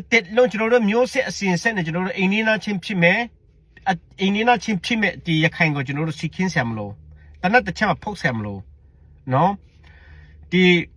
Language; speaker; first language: Burmese; non-native, local second language; Hakha Chin